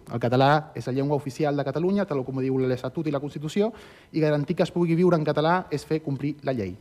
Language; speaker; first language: Catalan; early bilingual, other home language; Spanish